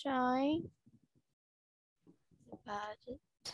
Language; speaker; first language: English; non-native, learner; Vietnamese